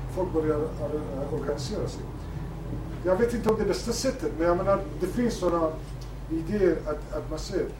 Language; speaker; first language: Swedish; non-native, fluent; Kurdish